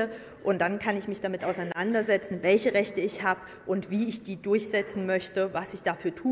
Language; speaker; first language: German; native; German